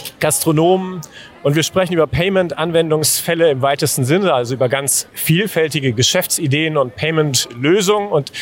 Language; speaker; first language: German; native; German